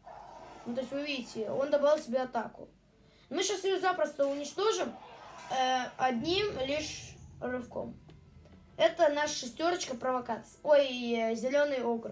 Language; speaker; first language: Russian; native; Russian